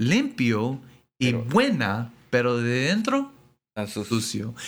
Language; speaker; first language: Spanish; non-native, learner; English